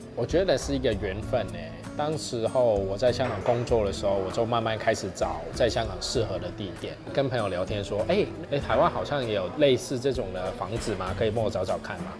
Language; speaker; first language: Chinese; non-native, local second language; Cantonese